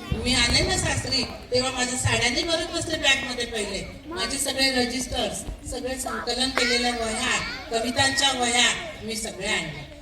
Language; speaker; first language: Marathi; non-native, local second language; Marwari